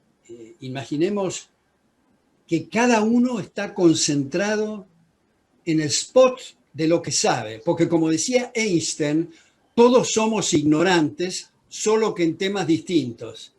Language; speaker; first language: Spanish; native; Spanish